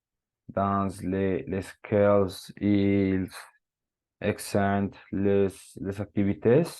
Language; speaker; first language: French; non-native, learner; Spanish